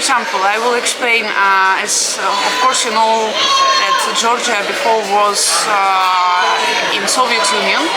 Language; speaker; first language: English; non-native, fluent; Russian